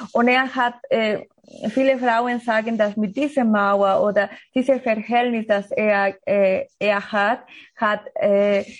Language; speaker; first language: German; non-native, learner; Spanish